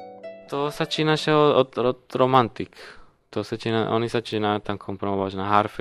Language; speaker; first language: Polish; non-native, learner; Spanish